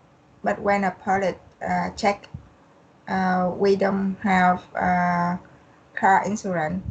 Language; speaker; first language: English; non-native, learner; Vietnamese